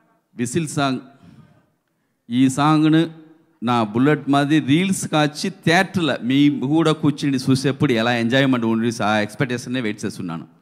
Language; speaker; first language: Telugu; non-native, learner; Tamil